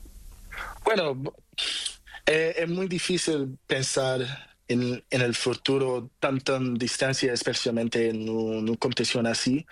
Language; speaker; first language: Spanish; non-native, learner; Portuguese